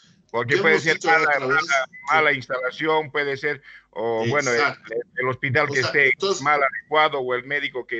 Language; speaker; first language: Spanish; native; Spanish